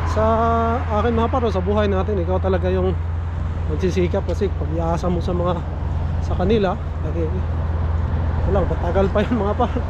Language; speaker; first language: Filipino; non-native, local second language; Cebuano